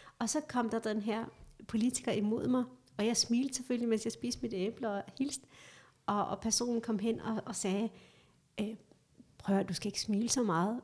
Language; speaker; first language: Danish; early bilingual, other home language; Kurdish